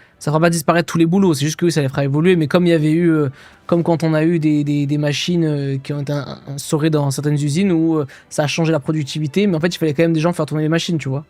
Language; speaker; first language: French; native; French